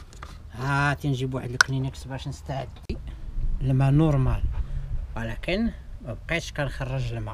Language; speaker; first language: Arabic; native; Arabic